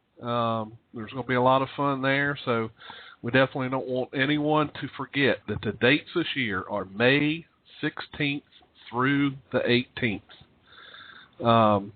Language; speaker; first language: English; native; English